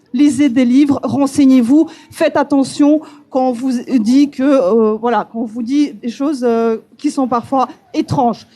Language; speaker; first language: French; non-native, fluent; Ukrainian